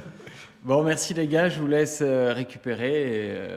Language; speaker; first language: French; native; French